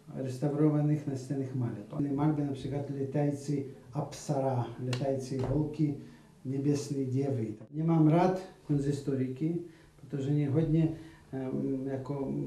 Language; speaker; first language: Czech; non-native, fluent; Russian